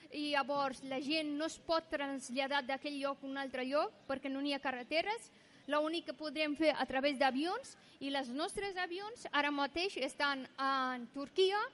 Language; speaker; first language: Catalan; non-native, fluent; Persian